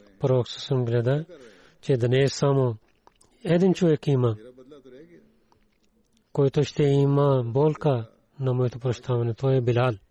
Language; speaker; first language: Bulgarian; non-native, learner; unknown